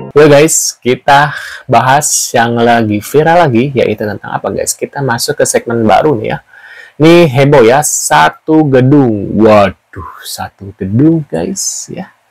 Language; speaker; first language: Indonesian; native; Indonesian